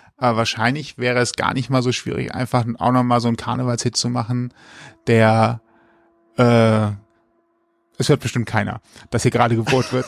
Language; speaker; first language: German; native; German